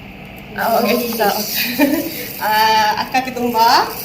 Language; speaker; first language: Malay; native; Malay